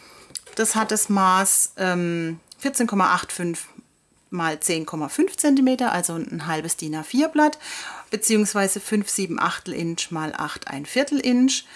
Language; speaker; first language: German; native; German